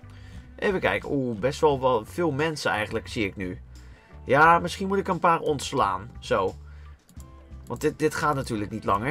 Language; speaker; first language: Dutch; native; Dutch